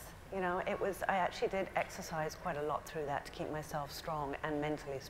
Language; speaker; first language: English; native; English